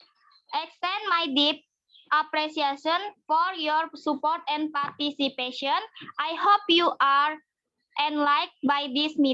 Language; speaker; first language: English; non-native, learner; Indonesian